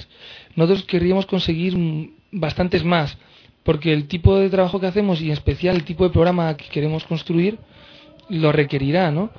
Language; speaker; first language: Spanish; native; Spanish